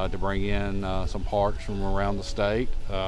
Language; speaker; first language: English; native; English